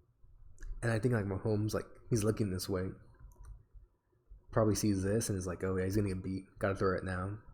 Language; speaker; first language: English; native; English